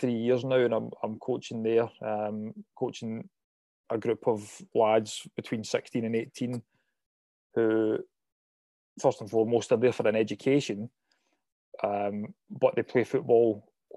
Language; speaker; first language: English; native; English